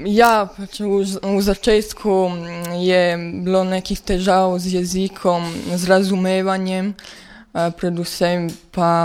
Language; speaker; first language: Slovenian; non-native, fluent; Serbian